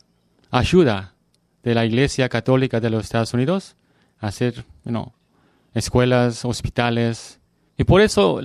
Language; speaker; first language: Spanish; non-native, learner; Korean